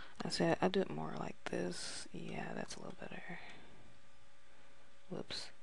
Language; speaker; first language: English; native; English